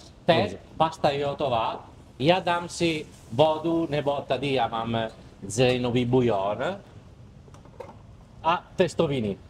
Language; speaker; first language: Czech; non-native, learner; Italian